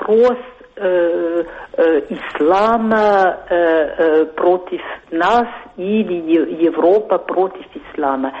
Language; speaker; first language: Russian; non-native, fluent; French